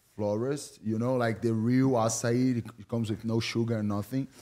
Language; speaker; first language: English; non-native, fluent; Portuguese